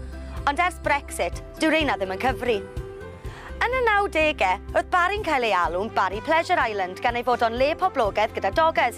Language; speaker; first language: Welsh; native; Welsh